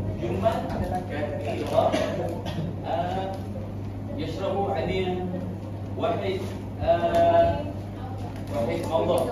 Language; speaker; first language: Arabic; non-native, learner; Malay